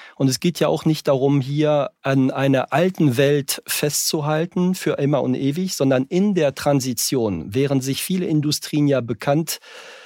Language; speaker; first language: German; non-native, fluent; French